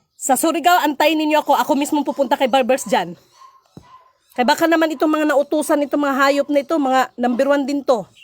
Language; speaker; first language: Filipino; non-native, local second language; Cebuano